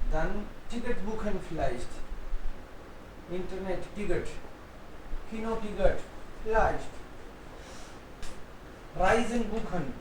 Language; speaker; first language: German; non-native, fluent; Hindi